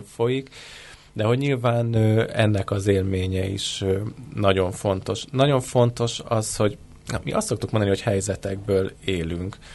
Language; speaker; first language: Hungarian; native; Hungarian